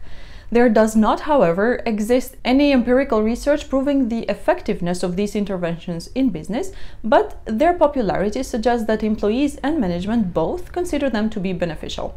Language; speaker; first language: English; non-native, fluent; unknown